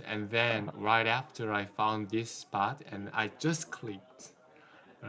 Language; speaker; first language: English; non-native, learner; Korean